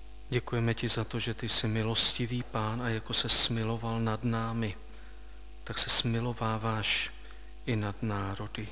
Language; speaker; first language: Czech; native; Czech